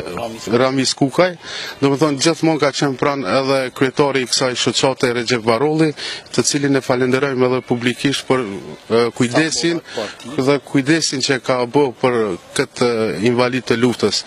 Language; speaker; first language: Albanian; native; Albanian